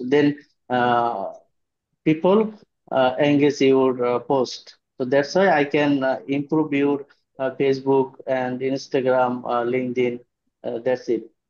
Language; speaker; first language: English; non-native, learner; Bangla